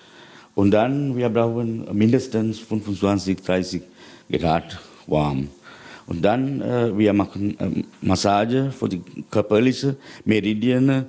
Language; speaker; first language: German; non-native, learner; Sinhala